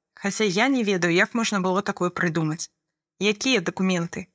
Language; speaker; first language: Belarusian; non-native, fluent; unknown